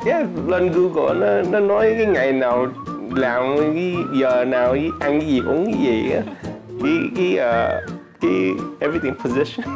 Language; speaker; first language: Vietnamese; early bilingual, heritage; Vietnamese